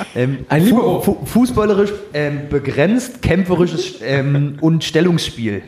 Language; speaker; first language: German; native; German